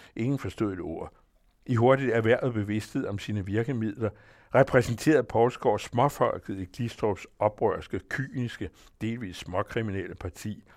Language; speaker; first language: Danish; native; Danish